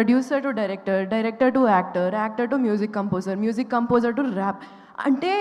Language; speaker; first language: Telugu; non-native, local second language; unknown